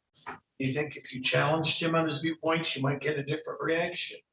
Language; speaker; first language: English; native; English